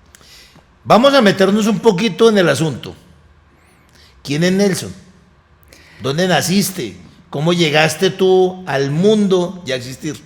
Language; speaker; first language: Spanish; native; Spanish